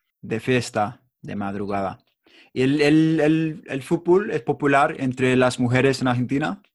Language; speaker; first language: Spanish; non-native, learner; English